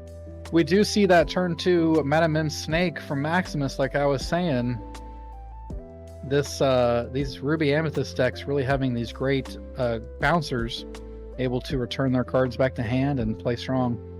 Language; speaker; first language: English; native; English